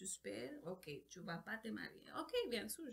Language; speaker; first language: French; non-native, learner; Spanish